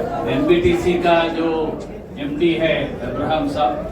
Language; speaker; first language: Hindi; non-native, local second language; Malayalam